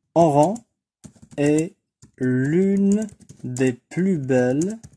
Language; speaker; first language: French; non-native, local second language; Arabic